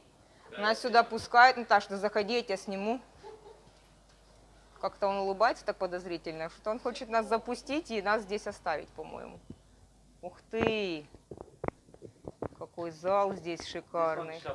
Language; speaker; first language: Russian; native; Russian